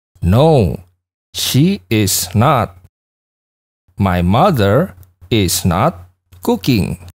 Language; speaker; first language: English; non-native, fluent; Indonesian